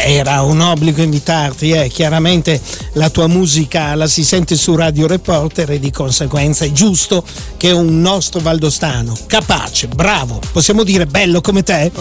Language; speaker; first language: Italian; native; Italian